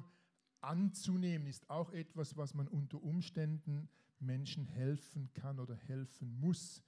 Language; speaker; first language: German; native; German